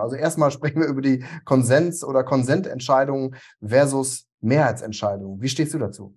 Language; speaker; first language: German; native; German